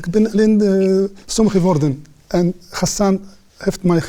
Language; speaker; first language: Dutch; non-native, learner; Arabic